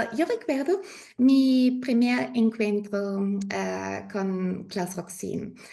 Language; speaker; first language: Spanish; non-native, learner; German